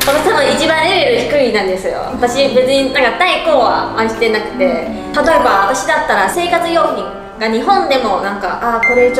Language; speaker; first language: Japanese; non-native, fluent; Chinese